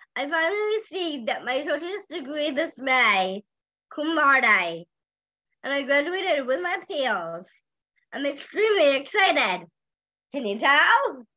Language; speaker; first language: English; native; English